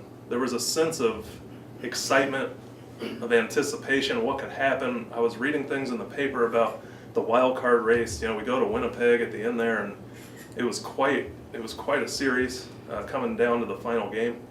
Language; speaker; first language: English; native; English